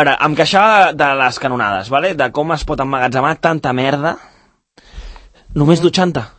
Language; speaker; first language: Catalan; native; Catalan